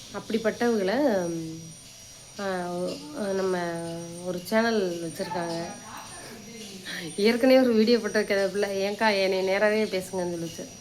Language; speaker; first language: Tamil; native; Tamil